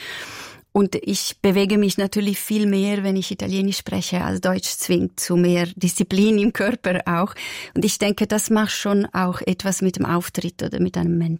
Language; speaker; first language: German; non-native, local second language; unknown